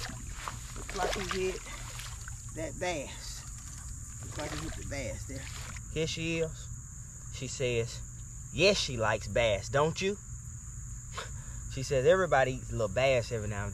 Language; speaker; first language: English; native; English